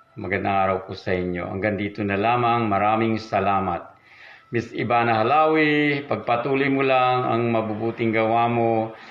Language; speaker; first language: Filipino; native; Filipino